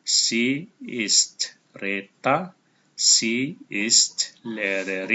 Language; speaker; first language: German; non-native, fluent; Indonesian